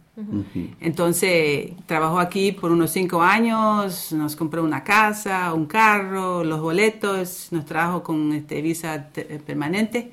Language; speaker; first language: Spanish; early bilingual, other home language; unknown